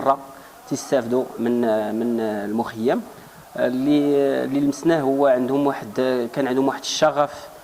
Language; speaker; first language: Arabic; native; Arabic